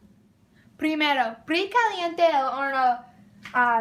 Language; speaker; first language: Spanish; non-native, learner; English